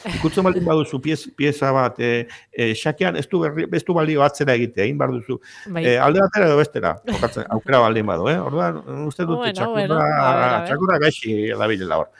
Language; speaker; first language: Basque; native; Basque